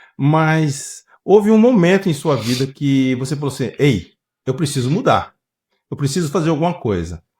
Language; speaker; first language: Portuguese; native; Portuguese